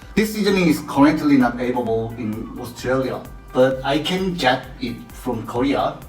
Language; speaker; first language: English; non-native, learner; Korean